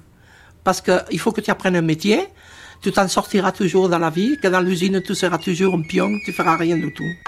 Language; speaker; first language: French; non-native, fluent; Spanish